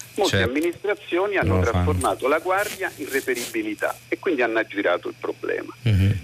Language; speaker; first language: Italian; native; Italian